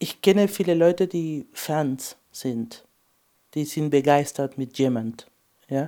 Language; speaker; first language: German; non-native, fluent; Spanish